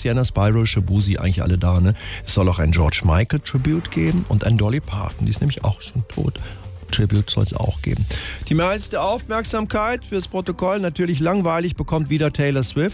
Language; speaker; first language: German; native; German